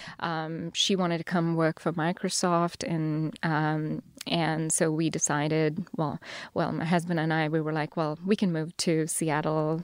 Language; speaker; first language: English; non-native, local second language; Telugu